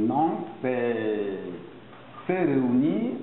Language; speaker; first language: French; non-native, learner; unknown